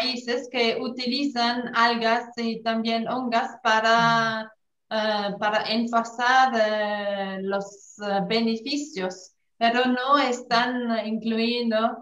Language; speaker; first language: Spanish; non-native, fluent; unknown